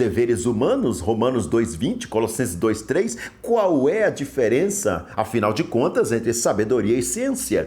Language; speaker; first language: Portuguese; native; Portuguese